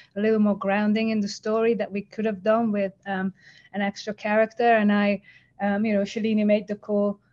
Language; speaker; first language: English; non-native, fluent; Hungarian